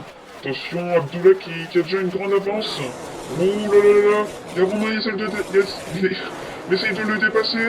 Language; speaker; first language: French; native; French